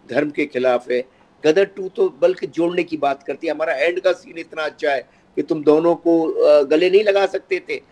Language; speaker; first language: Hindi; native; Hindi